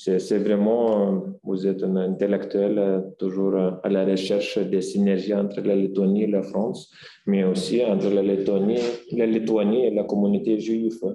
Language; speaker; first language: French; non-native, fluent; Lithuanian